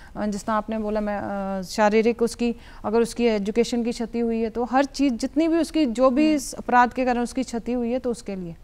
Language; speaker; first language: Hindi; native; Hindi